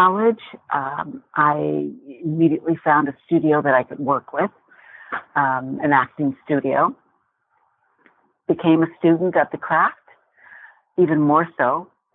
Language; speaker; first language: English; native; English